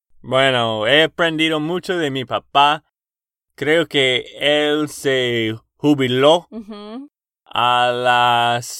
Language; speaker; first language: Spanish; non-native, learner; English